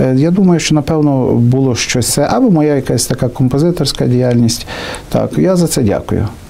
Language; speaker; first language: Ukrainian; native; Ukrainian